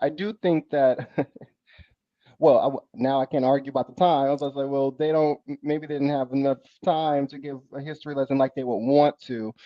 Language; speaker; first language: English; native; English